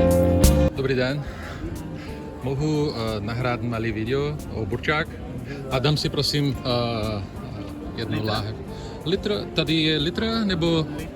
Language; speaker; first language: Czech; non-native, learner; Portuguese